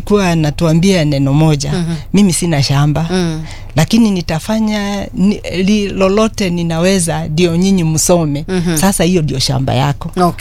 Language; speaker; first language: Swahili; non-native, local second language; Kikuyu